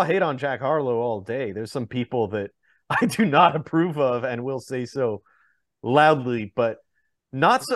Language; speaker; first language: English; native; English